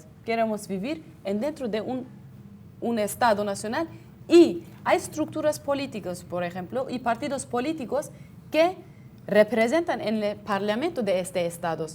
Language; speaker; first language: Spanish; non-native, fluent; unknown